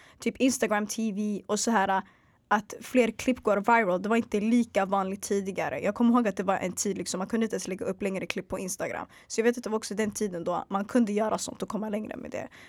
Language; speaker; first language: Swedish; early bilingual, other home language; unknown